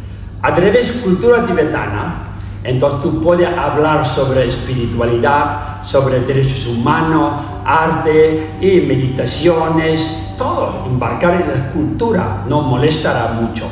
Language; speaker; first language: Spanish; non-native, learner; Tibetan